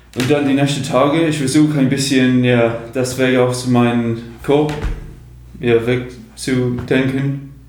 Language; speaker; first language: German; non-native, learner; English